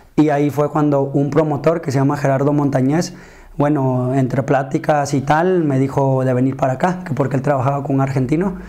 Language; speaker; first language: Spanish; early bilingual, heritage; Spanish